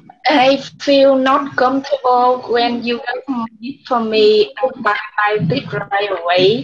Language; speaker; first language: English; non-native, learner; Vietnamese